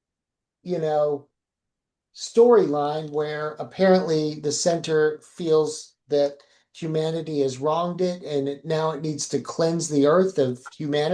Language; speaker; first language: English; native; English